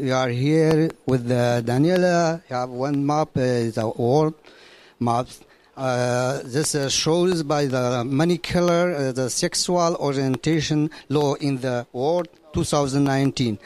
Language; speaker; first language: English; non-native, learner; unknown